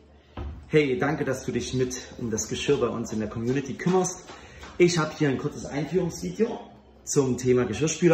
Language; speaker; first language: German; native; German